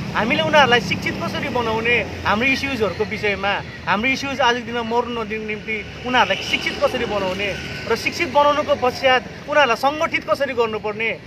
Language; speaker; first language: Nepali; native; Nepali